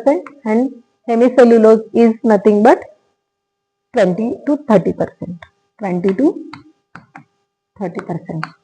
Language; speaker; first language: English; non-native, local second language; Marathi